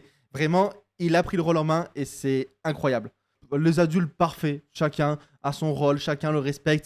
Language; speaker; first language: French; native; French